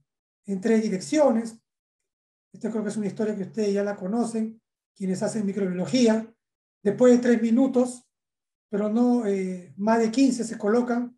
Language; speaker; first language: Spanish; native; Spanish